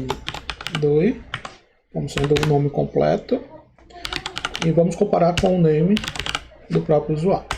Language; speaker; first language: Portuguese; native; Portuguese